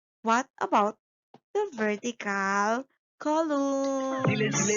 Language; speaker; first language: English; non-native, local second language; Filipino